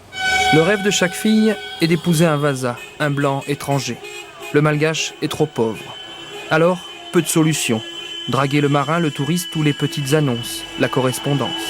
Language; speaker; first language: French; native; French